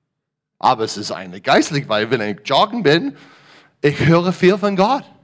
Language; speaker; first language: German; non-native, learner; English